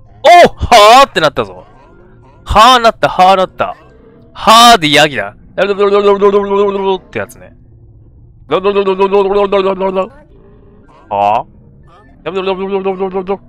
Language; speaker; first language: Japanese; native; Japanese